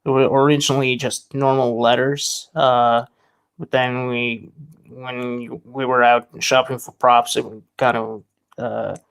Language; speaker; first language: English; non-native, fluent; Norwegian